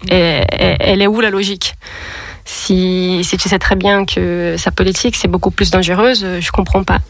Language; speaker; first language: French; non-native, fluent; Portuguese